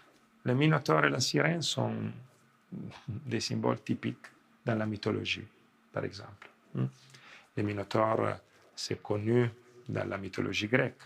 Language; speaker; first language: French; non-native, fluent; Italian